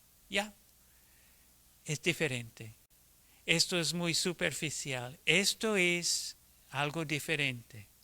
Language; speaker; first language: Spanish; non-native, fluent; English